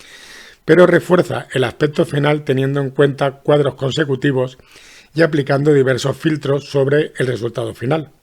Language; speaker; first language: Spanish; native; Spanish